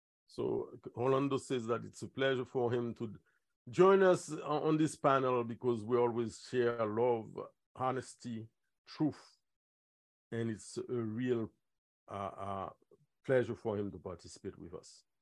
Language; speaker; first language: English; non-native, fluent; Haitian Creole